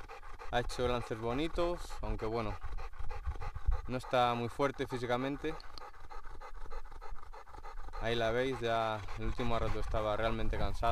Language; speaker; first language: Spanish; native; Spanish